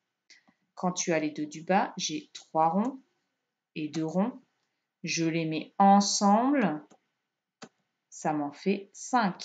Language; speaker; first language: French; native; French